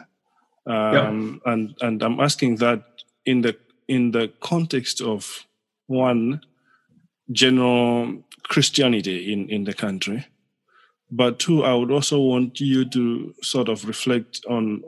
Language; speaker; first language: English; non-native, local second language; Nyanja